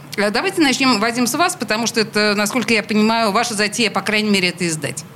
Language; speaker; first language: Russian; native; Russian